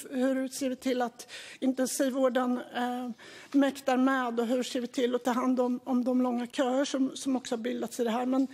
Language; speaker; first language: Swedish; native; Swedish